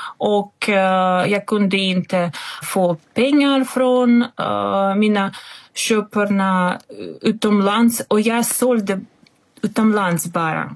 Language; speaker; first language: Swedish; non-native, fluent; Russian